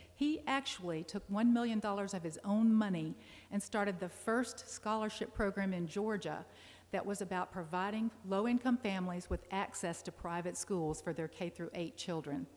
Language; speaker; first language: English; native; English